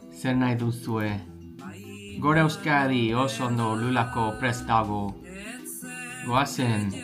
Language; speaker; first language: Basque; non-native, learner; English